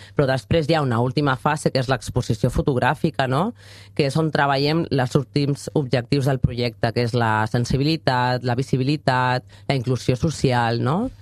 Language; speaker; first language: Catalan; non-native, fluent; Spanish